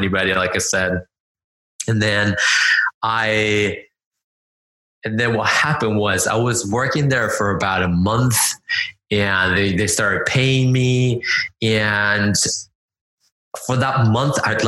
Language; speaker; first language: English; non-native, fluent; Lithuanian